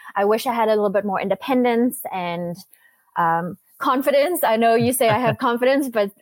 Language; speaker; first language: English; native; English